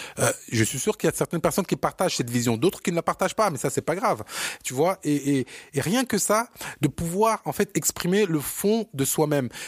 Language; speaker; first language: French; early bilingual, other home language; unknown